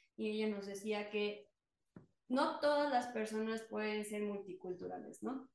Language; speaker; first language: Spanish; native; Spanish